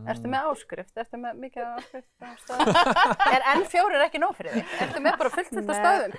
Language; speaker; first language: Icelandic; native; Icelandic